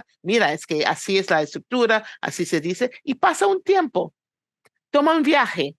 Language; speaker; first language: Spanish; non-native, fluent; English